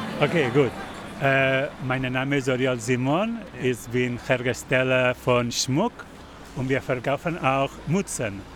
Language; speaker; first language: German; non-native, learner; Spanish